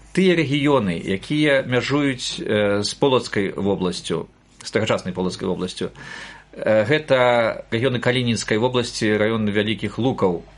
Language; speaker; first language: Belarusian; native; Belarusian